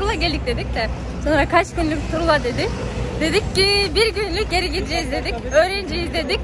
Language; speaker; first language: Turkish; non-native, fluent; Kyrgyz